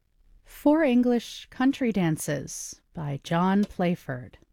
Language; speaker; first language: English; native; English